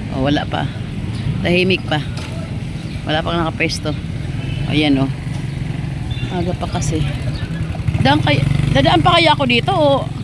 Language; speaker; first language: Filipino; native; Filipino